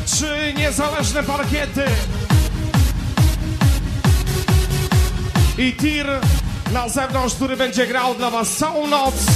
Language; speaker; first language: Polish; native; Polish